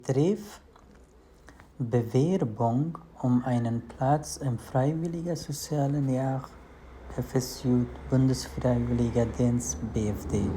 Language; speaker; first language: German; non-native, learner; Persian